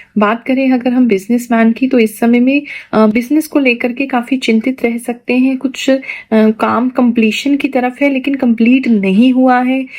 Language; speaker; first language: Hindi; native; Hindi